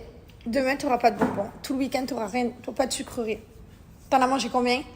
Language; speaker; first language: French; native; French